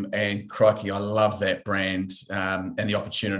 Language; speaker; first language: English; native; English